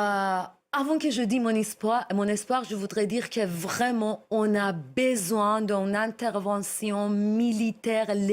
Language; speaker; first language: French; non-native, learner; Persian